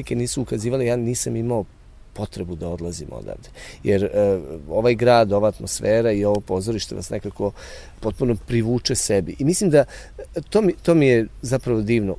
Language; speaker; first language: Serbian; native; Serbian